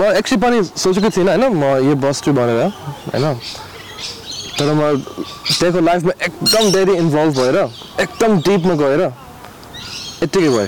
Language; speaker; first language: Nepali; non-native, learner; English